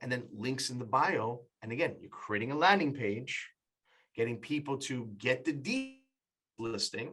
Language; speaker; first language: English; native; English